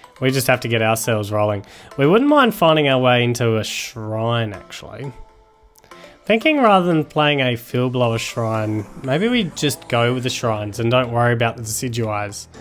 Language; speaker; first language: English; native; English